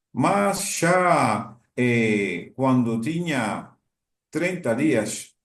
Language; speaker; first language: Portuguese; non-native, learner; Spanish